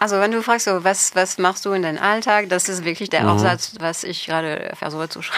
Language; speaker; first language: German; non-native, fluent; French